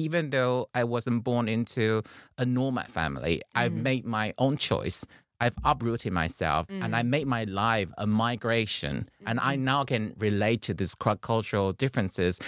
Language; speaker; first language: English; non-native, fluent; Chinese